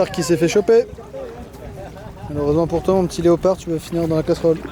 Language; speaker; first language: French; native; French